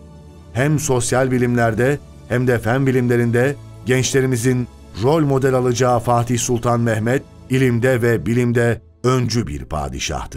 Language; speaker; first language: Turkish; native; Turkish